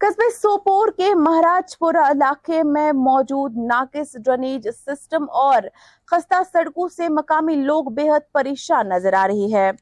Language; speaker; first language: Urdu; non-native, local second language; Kashmiri